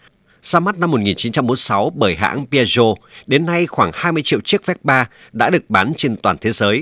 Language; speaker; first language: Vietnamese; native; Vietnamese